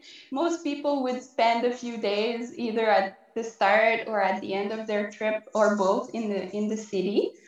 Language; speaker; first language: English; non-native, fluent; French